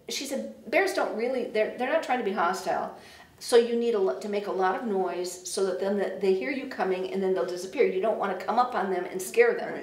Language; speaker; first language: English; native; English